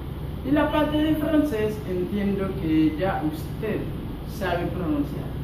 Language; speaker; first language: Spanish; non-native, fluent; Haitian Creole